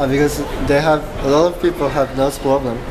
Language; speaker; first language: English; non-native, learner; Japanese